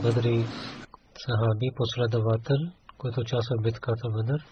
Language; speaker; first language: Bulgarian; non-native, learner; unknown